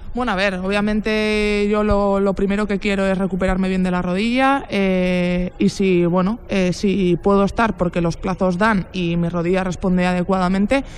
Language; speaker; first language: Spanish; native; Spanish